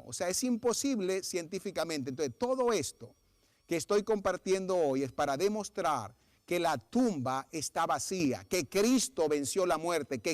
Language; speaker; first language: Spanish; native; Spanish